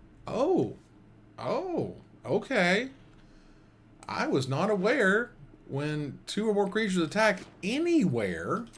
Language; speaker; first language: English; native; English